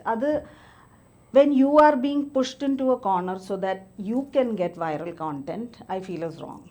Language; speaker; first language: English; early bilingual, other home language; Malayalam